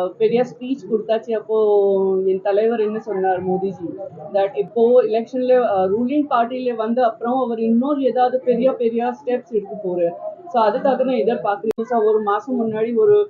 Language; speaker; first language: Tamil; non-native, local second language; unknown